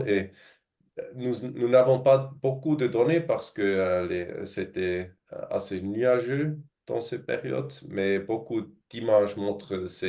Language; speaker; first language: French; non-native, fluent; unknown